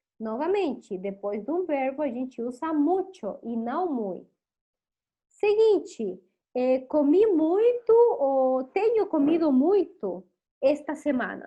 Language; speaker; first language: Portuguese; non-native, fluent; Spanish